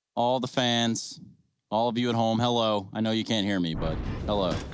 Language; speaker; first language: English; native; English